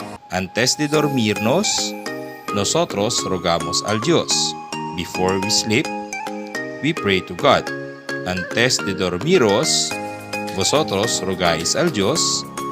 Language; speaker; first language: Spanish; non-native, learner; Filipino